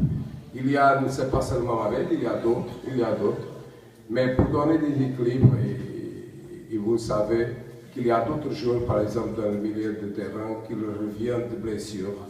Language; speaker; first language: French; non-native, learner; Portuguese